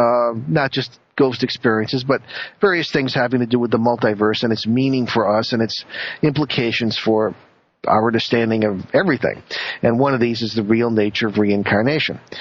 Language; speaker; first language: English; native; English